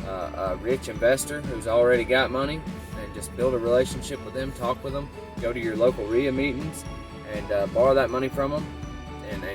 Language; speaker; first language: English; native; English